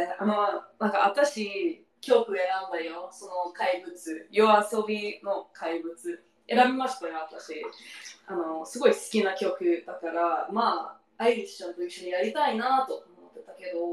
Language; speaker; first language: Japanese; non-native, learner; English